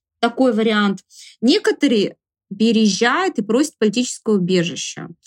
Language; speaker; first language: Russian; native; Russian